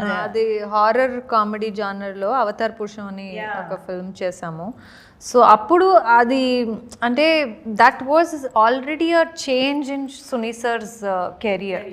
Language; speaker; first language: Telugu; non-native, learner; Kannada